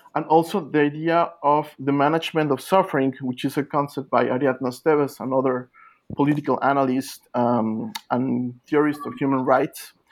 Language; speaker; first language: English; non-native, fluent; Spanish